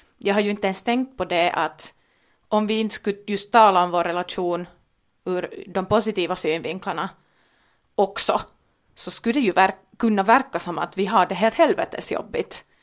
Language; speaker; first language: Swedish; native; Swedish